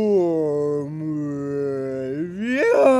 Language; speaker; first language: Spanish; non-native, learner; English